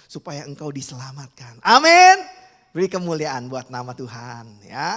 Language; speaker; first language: Indonesian; native; Indonesian